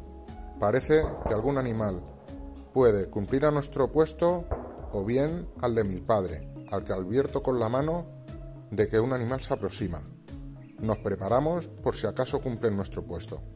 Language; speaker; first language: Spanish; native; Spanish